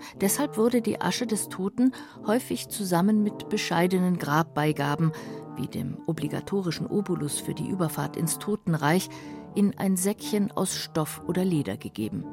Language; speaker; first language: German; native; German